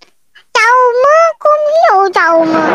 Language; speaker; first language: Vietnamese; non-native, learner; Indonesian